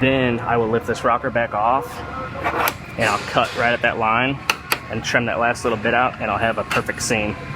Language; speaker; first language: English; native; English